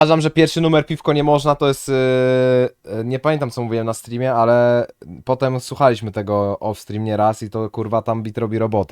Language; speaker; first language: Polish; native; Polish